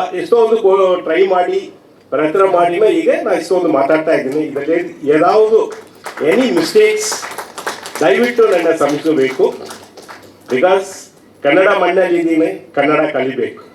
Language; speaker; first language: Kannada; non-native, learner; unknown